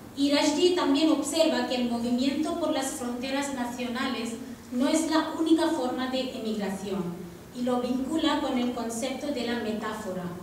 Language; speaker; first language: Spanish; non-native, fluent; Tamil